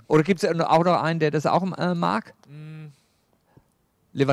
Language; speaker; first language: German; native; German